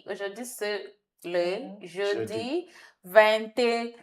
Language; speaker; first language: French; non-native, fluent; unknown